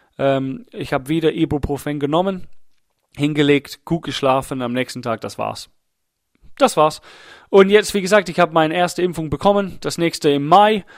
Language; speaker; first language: German; non-native, fluent; English